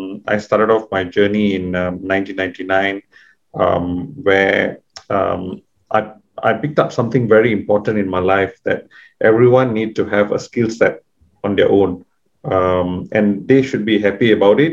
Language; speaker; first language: English; non-native, local second language; Tamil